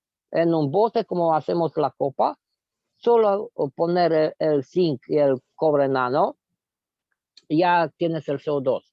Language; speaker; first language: Spanish; non-native, fluent; Romanian